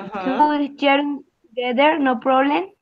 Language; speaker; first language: English; non-native, learner; Spanish